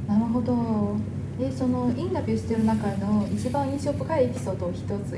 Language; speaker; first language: Japanese; non-native, fluent; Chinese